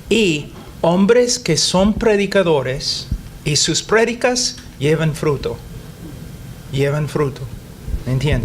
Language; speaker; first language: Spanish; non-native, fluent; English